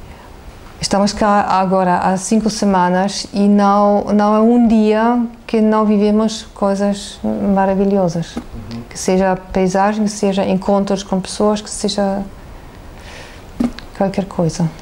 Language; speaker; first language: Portuguese; non-native, fluent; German